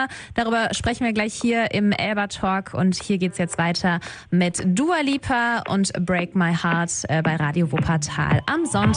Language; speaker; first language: German; native; German